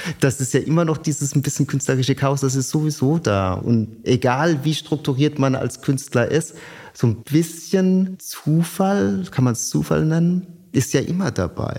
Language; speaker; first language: German; native; German